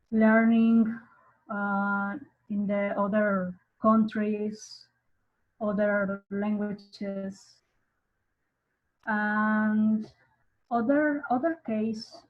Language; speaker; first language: English; non-native, learner; Spanish